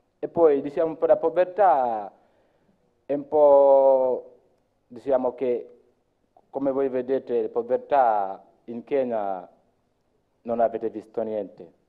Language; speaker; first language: Italian; non-native, learner; Luo (Kenya and Tanzania)